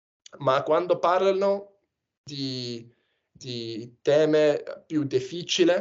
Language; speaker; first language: Italian; non-native, fluent; English